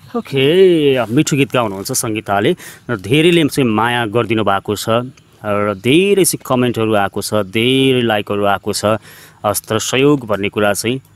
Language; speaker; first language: Nepali; native; Nepali